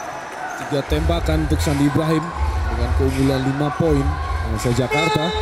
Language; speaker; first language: Indonesian; native; Indonesian